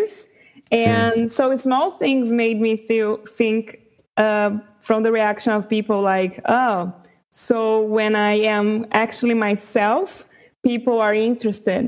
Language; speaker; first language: English; non-native, fluent; Portuguese